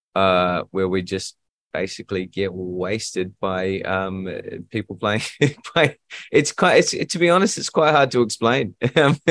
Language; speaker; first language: English; native; English